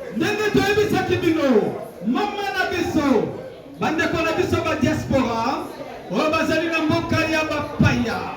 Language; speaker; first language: Lingala; native; Lingala